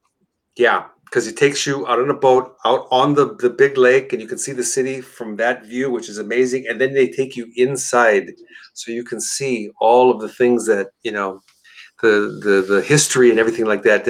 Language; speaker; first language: English; native; English